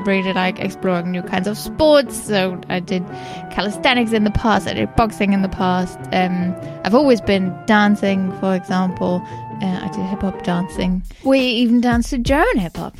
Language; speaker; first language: English; non-native, fluent; German